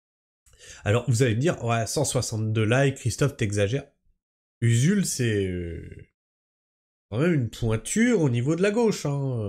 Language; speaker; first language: French; native; French